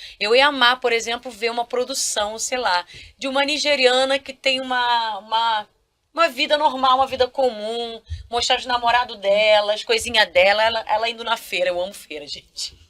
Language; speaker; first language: Portuguese; non-native, local second language; Kabuverdianu